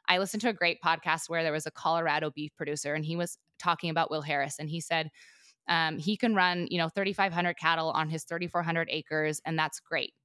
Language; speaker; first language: English; native; English